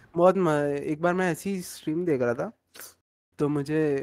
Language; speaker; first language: Hindi; non-native, local second language; Malayalam